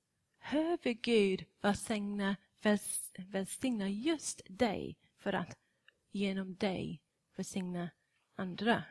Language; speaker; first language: Swedish; non-native, fluent; English